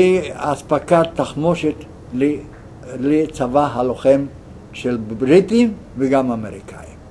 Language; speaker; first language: Hebrew; non-native, fluent; Yiddish